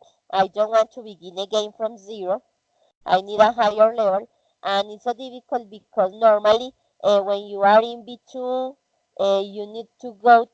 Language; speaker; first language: English; non-native, fluent; Spanish